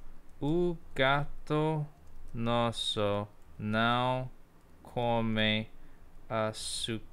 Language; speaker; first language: Portuguese; non-native, learner; English